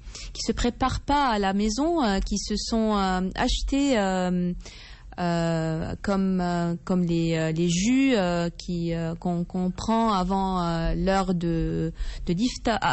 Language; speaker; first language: French; non-native, fluent; Arabic